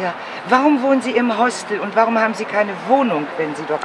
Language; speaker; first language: German; native; German